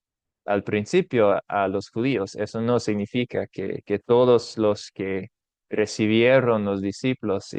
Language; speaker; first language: Spanish; non-native, fluent; English